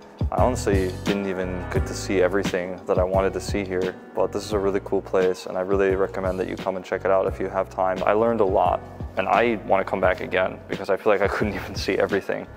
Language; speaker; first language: English; native; English